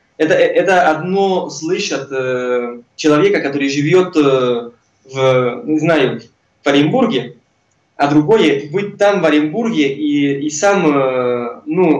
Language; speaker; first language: Russian; non-native, fluent; Spanish